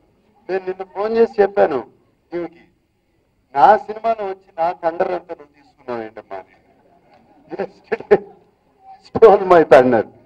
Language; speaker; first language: Telugu; native; Telugu